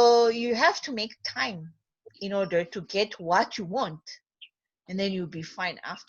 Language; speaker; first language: English; non-native, fluent; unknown